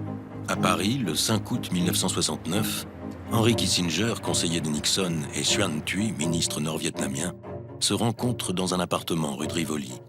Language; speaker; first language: French; native; French